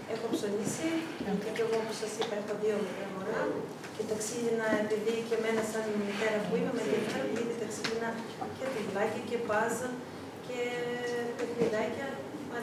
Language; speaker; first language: Greek; early bilingual, other home language; Russian